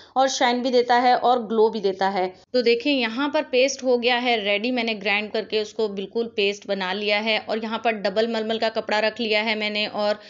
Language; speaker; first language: Urdu; native; Urdu